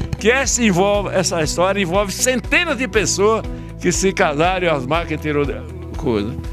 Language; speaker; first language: Portuguese; early bilingual, other home language; Italian